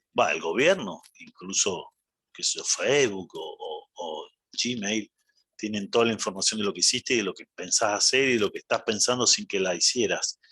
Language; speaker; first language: Spanish; native; Spanish